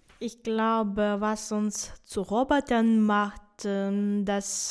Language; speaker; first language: German; non-native, fluent; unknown